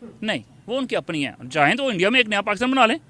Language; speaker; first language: Hindi; native; Hindi